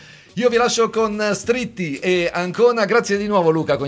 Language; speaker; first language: Italian; native; Italian